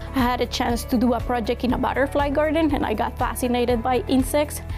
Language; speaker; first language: English; non-native, fluent; Spanish